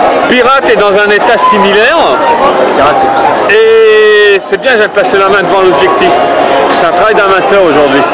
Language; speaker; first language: French; native; French